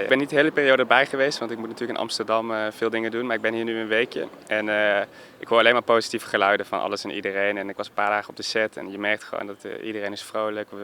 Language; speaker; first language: Dutch; native; Dutch